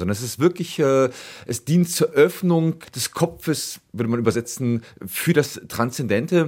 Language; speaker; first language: German; native; German